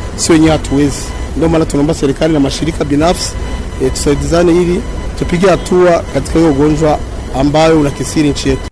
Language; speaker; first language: Swahili; non-native, local second language; Rundi